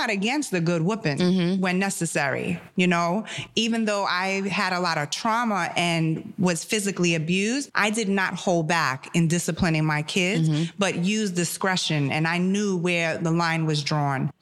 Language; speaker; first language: English; early bilingual, other home language; German